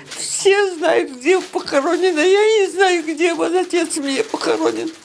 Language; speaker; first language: Russian; native; Russian